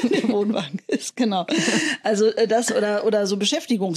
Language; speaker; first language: German; native; German